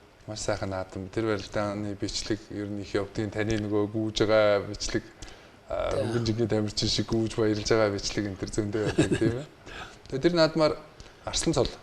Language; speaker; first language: Mongolian; native; Mongolian